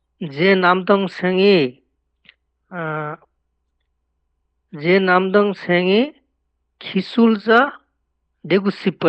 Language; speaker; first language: Korean; non-native, learner; Bangla